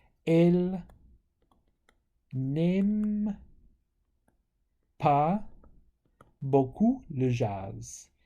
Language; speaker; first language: French; non-native, fluent; English